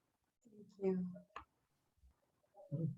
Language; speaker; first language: English; non-native, learner; Spanish